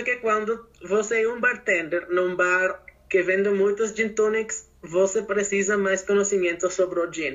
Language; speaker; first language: Portuguese; non-native, learner; Spanish